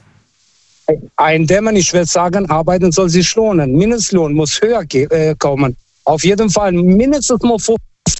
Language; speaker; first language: German; non-native, fluent; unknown